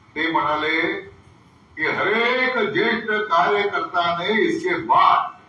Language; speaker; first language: Hindi; non-native, local second language; Marathi